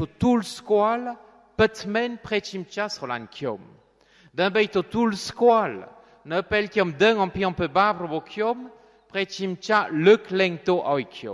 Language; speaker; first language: Khmer; non-native, fluent; French